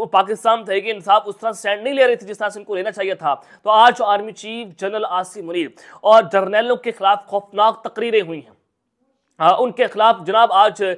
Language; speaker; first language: Urdu; non-native, local second language; Punjabi